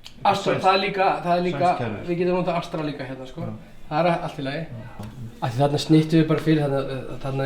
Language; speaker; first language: Icelandic; native; Icelandic